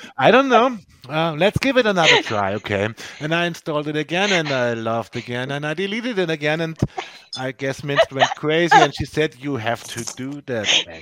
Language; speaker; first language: English; non-native, fluent; German